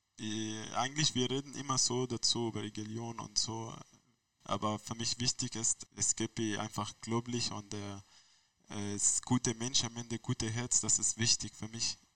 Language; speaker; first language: German; non-native, learner; Arabic